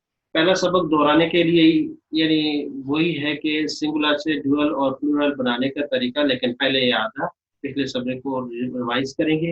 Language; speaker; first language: Urdu; native; Urdu